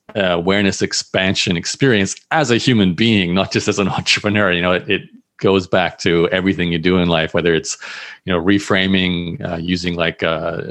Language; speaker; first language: English; native; English